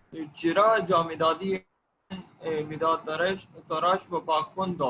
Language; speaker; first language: Persian; non-native, learner; Urdu